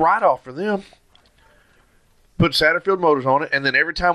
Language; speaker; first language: English; native; English